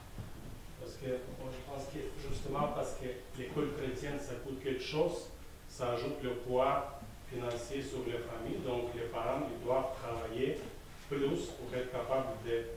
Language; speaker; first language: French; non-native, fluent; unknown